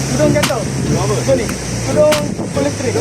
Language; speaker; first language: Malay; non-native, learner; Sinhala